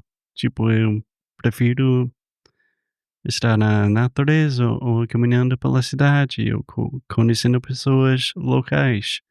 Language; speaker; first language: Portuguese; non-native, fluent; English